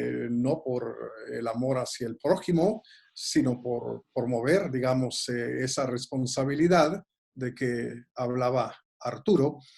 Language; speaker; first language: Spanish; native; Spanish